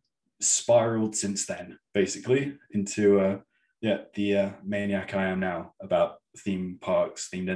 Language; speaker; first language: English; native; English